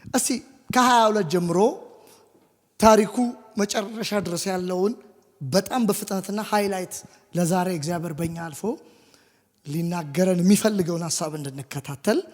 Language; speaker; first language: Amharic; native; Amharic